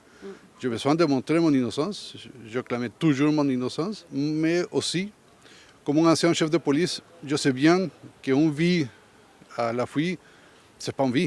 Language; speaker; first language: French; non-native, learner; Spanish